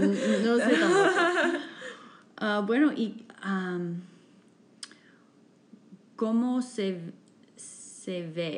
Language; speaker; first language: Spanish; non-native, fluent; English